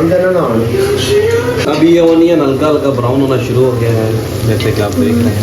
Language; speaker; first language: Urdu; native; Urdu